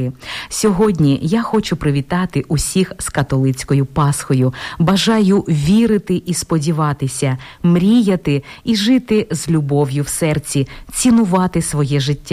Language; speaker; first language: Ukrainian; native; Ukrainian